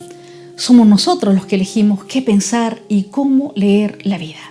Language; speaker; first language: Spanish; native; Spanish